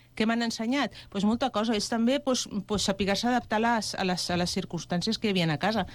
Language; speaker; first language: Catalan; native; Catalan